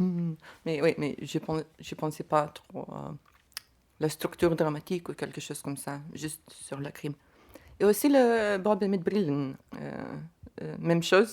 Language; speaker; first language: French; non-native, learner; Lithuanian